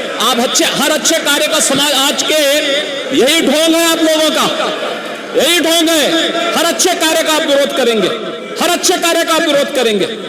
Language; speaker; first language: Hindi; native; Hindi